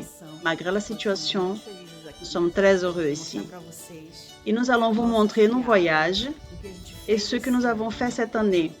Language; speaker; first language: French; non-native, fluent; Portuguese